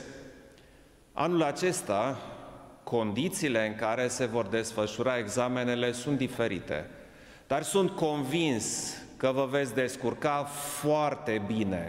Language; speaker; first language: Romanian; non-native, local second language; German